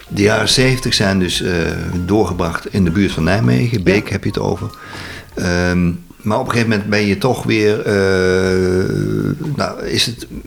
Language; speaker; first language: Dutch; native; Dutch